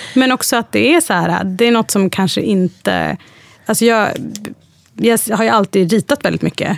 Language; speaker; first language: Swedish; early bilingual, other home language; Arabic